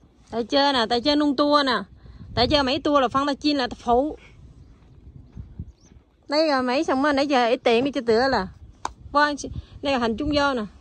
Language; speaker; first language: Vietnamese; native; Vietnamese